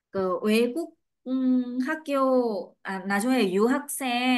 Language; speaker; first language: Korean; non-native, learner; Vietnamese